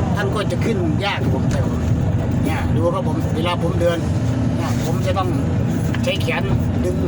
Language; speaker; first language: Thai; non-native, local second language; Northeastern Thai